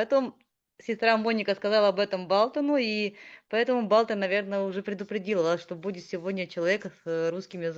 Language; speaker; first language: Russian; native; Russian